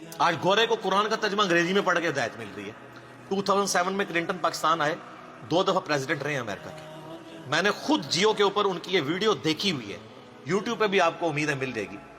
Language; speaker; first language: Urdu; native; Urdu